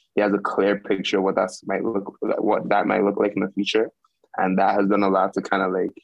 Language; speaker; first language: English; early bilingual, other home language; Yoruba